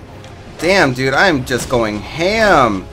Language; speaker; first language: English; native; English